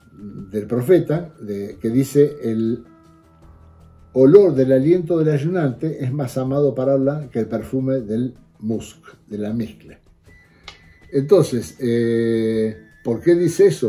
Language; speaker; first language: Spanish; native; Spanish